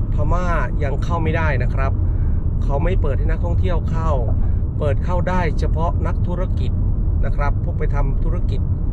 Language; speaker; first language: Thai; native; Thai